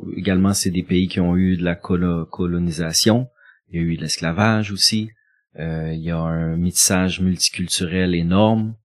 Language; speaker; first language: French; native; French